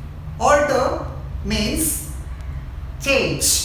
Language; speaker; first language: English; non-native, local second language; Malayalam